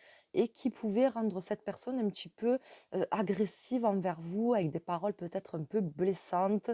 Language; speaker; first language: French; native; French